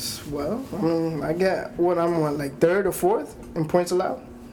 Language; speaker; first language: English; early bilingual, other home language; Spanish